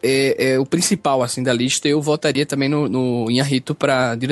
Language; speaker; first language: Portuguese; native; Portuguese